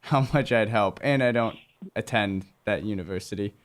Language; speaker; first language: English; native; English